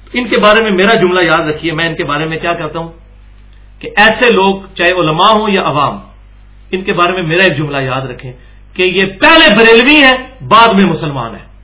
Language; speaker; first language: Urdu; non-native, local second language; Punjabi